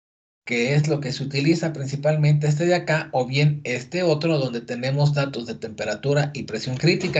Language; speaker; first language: Spanish; native; Spanish